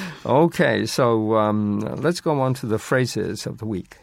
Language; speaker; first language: English; non-native, fluent; Japanese